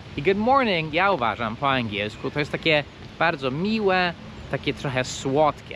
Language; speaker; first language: Polish; non-native, fluent; English